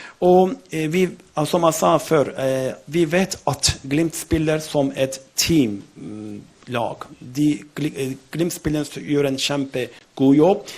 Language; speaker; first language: Norwegian; non-native, fluent; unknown